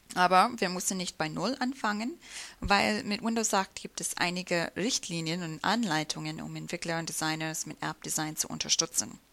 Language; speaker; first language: German; non-native, fluent; English